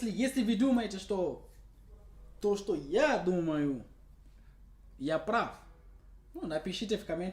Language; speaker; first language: Russian; non-native, learner; English